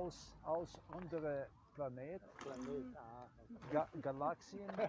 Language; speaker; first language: German; non-native, learner; Croatian